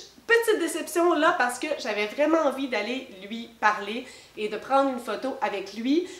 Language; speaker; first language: French; native; French